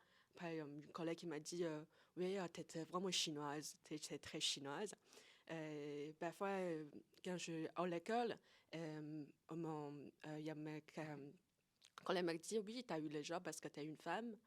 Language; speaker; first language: French; non-native, learner; Chinese